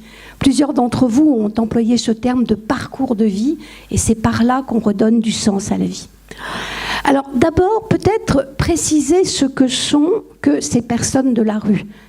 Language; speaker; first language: French; native; French